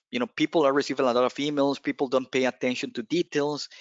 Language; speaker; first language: English; non-native, fluent; Spanish